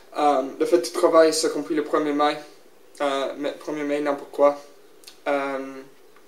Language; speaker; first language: French; non-native, learner; English